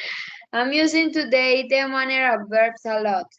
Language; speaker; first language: English; non-native, learner; Spanish